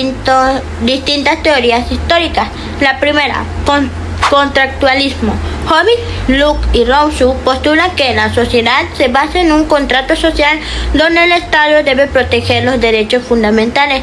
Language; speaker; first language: Spanish; native; Spanish